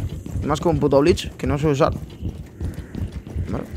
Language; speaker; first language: Spanish; native; Spanish